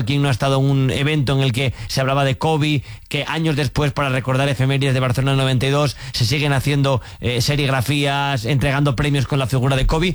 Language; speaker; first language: Spanish; native; Spanish